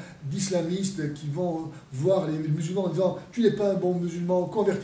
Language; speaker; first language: French; native; French